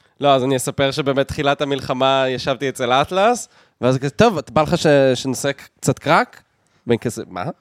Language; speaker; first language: Hebrew; native; Hebrew